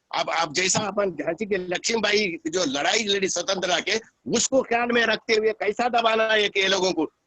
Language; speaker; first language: Hindi; non-native, local second language; Telugu